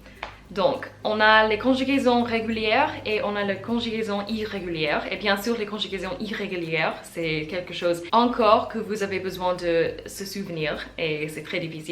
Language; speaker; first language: French; non-native, learner; English